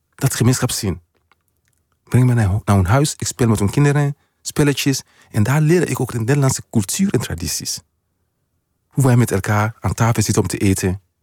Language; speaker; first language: Dutch; non-native, fluent; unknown